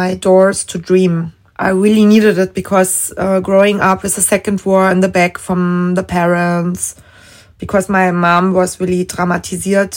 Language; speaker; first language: English; non-native, fluent; German